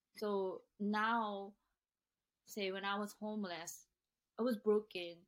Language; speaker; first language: English; non-native, fluent; Japanese